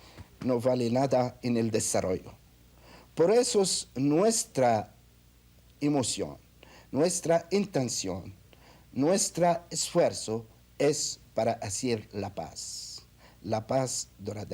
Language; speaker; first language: Spanish; non-native, fluent; Arabic